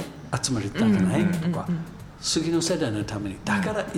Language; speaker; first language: Japanese; non-native, learner; English